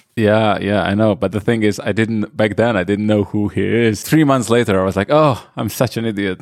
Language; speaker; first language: English; non-native, fluent; Slovenian